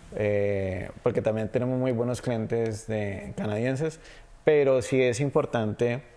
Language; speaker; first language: Spanish; native; Spanish